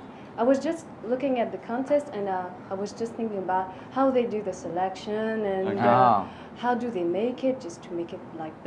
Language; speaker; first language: English; non-native, fluent; French